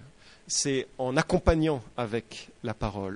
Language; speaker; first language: French; native; French